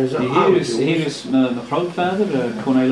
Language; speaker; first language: Dutch; early bilingual, heritage; English